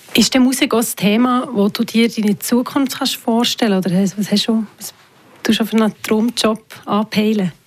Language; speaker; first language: German; native; German